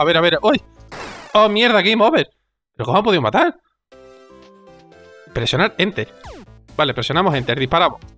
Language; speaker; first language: Spanish; native; Spanish